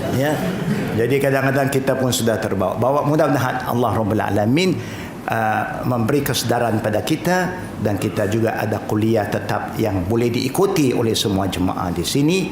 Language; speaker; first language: Malay; non-native, local second language; Chinese